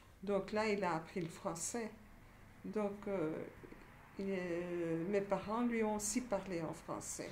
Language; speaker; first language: French; native; French